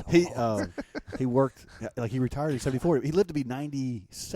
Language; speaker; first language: English; native; English